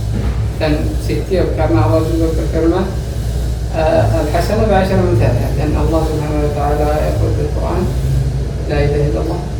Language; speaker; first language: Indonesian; non-native, learner; Arabic